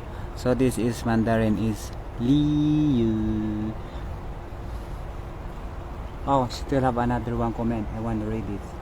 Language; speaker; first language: English; non-native, local second language; Filipino